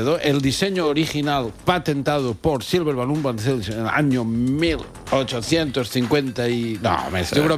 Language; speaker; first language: Spanish; native; Spanish